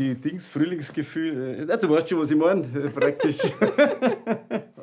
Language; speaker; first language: German; native; German